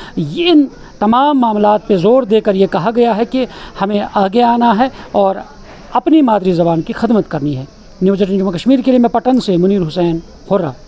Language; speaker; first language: Urdu; non-native, local second language; Kashmiri